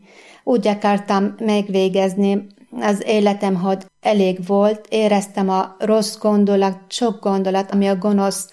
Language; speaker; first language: Hungarian; non-native, fluent; Arabic